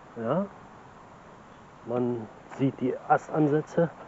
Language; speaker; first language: German; native; German